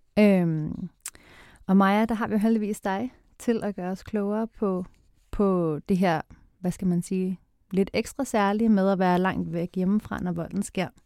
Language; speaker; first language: Danish; native; Danish